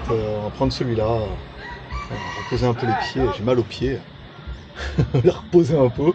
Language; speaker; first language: French; native; French